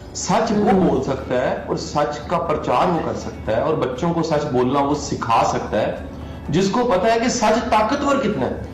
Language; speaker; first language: Urdu; non-native, local second language; Punjabi